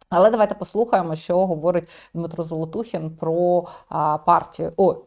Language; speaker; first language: Ukrainian; native; Ukrainian